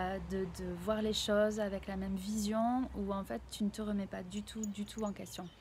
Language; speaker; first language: French; native; French